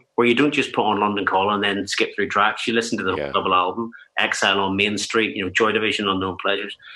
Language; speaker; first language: English; native; English